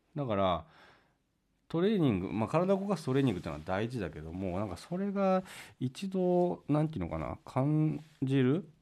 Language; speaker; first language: Japanese; native; Japanese